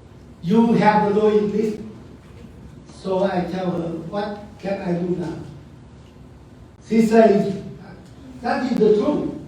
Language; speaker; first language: English; non-native, learner; Vietnamese